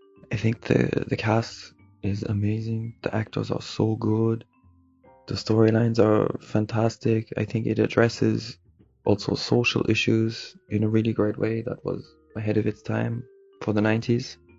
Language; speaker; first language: English; native; English